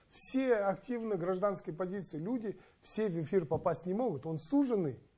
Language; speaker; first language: Russian; non-native, local second language; Kazakh